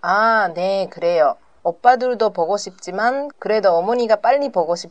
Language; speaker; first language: Korean; non-native, learner; Japanese